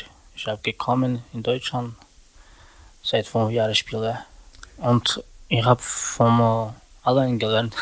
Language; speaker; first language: German; non-native, learner; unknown